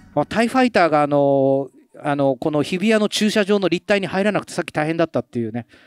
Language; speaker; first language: Japanese; early bilingual, other home language; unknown